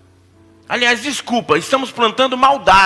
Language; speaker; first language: Portuguese; native; Portuguese